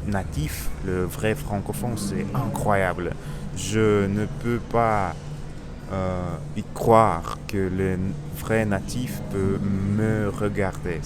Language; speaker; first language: French; non-native, learner; Russian